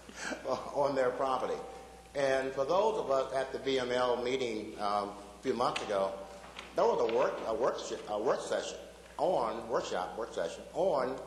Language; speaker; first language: English; native; English